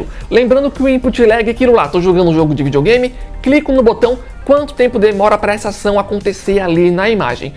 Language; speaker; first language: Portuguese; native; Portuguese